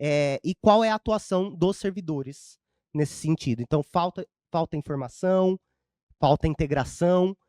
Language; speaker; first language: Portuguese; native; Portuguese